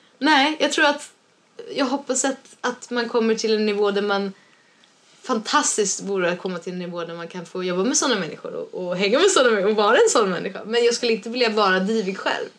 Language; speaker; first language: Swedish; native; Swedish